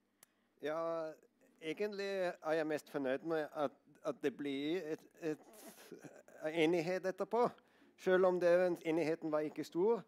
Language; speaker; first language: Norwegian; non-native, fluent; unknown